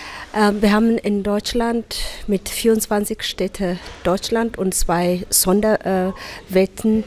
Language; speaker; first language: German; non-native, fluent; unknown